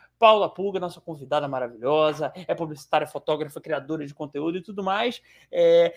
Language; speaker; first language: Portuguese; native; Portuguese